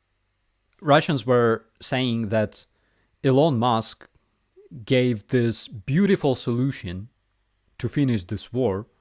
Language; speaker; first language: English; non-native, fluent; Ukrainian